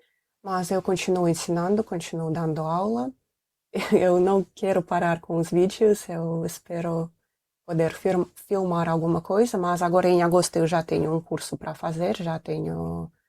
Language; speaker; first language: Portuguese; non-native, fluent; Russian